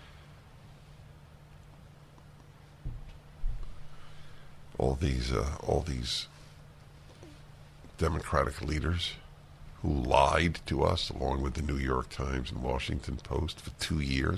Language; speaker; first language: English; native; English